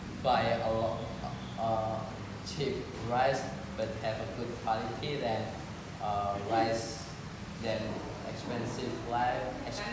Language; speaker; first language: English; non-native, learner; Indonesian